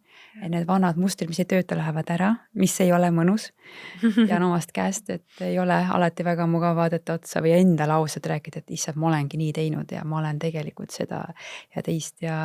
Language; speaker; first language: Estonian; native; Estonian